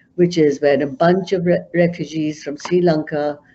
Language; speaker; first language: English; non-native, local second language; Punjabi